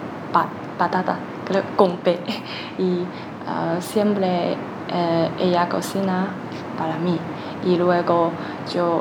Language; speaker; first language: Spanish; non-native, learner; Chinese